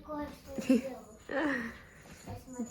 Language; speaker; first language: Russian; early bilingual, other home language; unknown